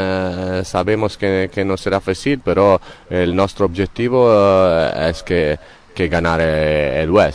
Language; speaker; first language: Spanish; non-native, learner; Italian